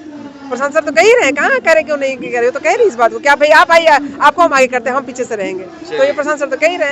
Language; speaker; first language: Hindi; native; Hindi